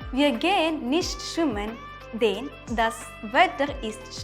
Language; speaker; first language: German; non-native, fluent; Malayalam